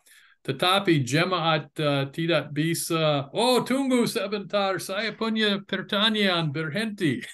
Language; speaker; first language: Indonesian; non-native, fluent; English